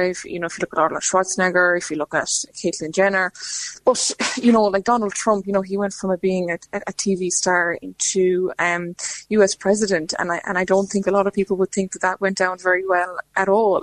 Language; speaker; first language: English; non-native, fluent; Lithuanian